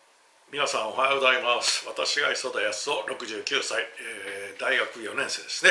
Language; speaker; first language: Japanese; native; Japanese